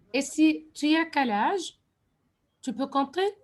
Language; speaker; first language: French; non-native, fluent; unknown